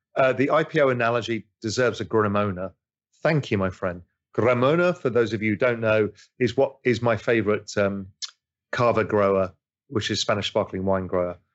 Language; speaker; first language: English; native; English